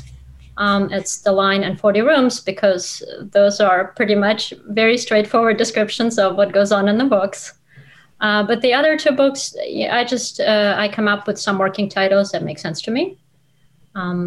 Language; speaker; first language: English; non-native, fluent; Russian